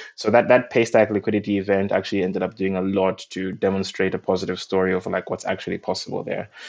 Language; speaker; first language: English; non-native, local second language; Nyanja